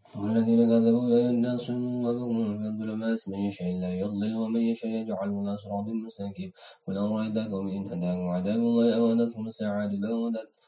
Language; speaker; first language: Arabic; non-native, learner; Indonesian